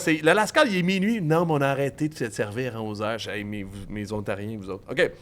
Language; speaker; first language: French; native; French